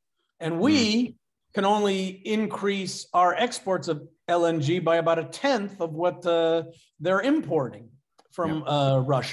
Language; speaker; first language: English; native; English